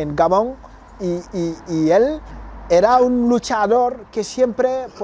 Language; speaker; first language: Spanish; non-native, fluent; Wolof